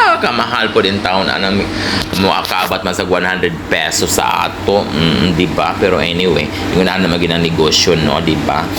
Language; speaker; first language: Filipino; non-native, local second language; Cebuano